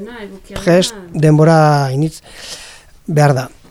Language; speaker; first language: Basque; non-native, learner; French